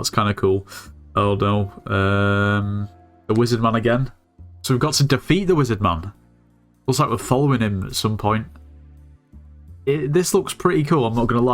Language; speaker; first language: English; native; English